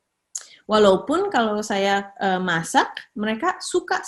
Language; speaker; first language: Indonesian; early bilingual, heritage; Indonesian